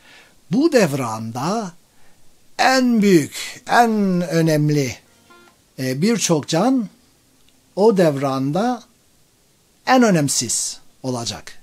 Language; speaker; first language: Turkish; non-native, fluent; English